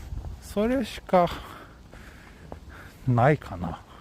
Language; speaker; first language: Japanese; non-native, fluent; Swedish